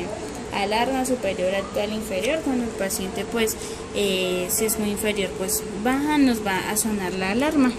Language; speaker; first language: Spanish; native; Spanish